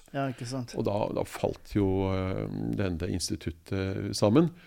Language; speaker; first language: Norwegian; native; Norwegian